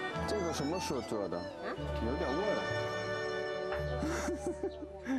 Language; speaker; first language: Chinese; non-native, fluent; Korean